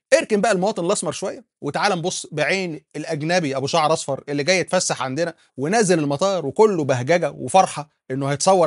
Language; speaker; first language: Arabic; native; Arabic